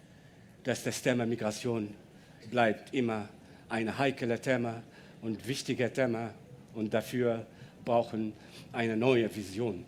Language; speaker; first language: German; non-native, learner; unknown